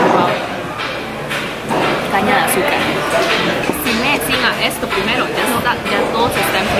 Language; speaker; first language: Spanish; early bilingual, other home language; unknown